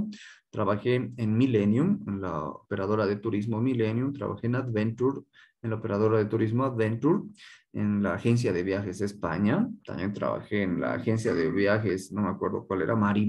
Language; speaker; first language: Spanish; native; Spanish